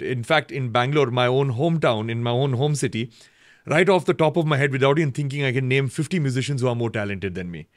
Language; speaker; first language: English; native; English